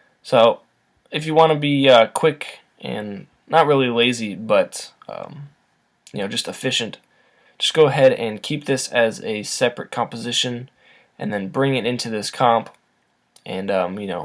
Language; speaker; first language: English; native; English